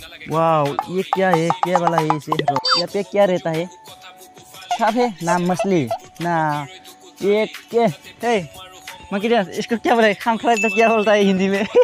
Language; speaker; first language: Hindi; non-native, local second language; Bodo